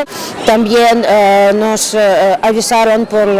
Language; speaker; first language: Spanish; non-native, fluent; Ukrainian